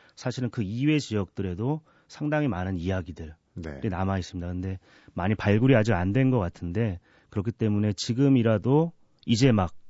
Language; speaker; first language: Korean; native; Korean